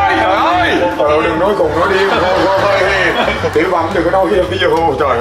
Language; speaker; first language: Vietnamese; native; Vietnamese